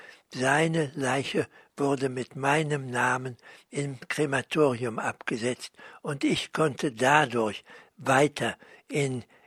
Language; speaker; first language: German; early bilingual, heritage; German